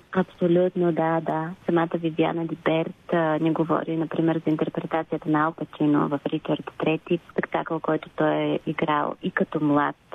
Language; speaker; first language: Bulgarian; native; Bulgarian